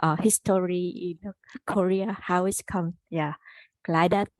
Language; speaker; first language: English; non-native, learner; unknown